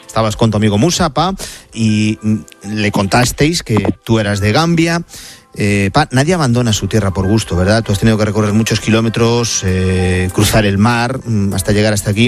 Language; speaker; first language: Spanish; native; Spanish